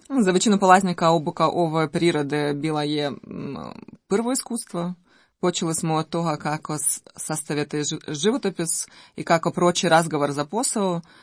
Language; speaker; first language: Croatian; non-native, learner; Russian